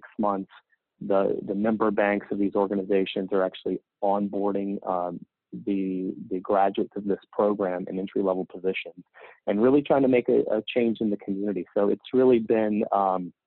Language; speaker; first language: English; native; English